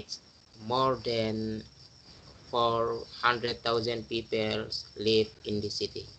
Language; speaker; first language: English; non-native, learner; Indonesian